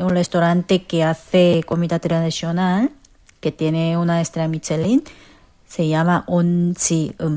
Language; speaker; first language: Spanish; non-native, fluent; Korean